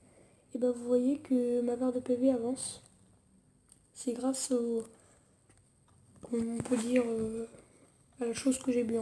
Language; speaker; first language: French; native; French